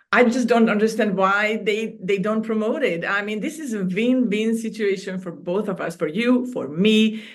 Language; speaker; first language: English; non-native, fluent; Hungarian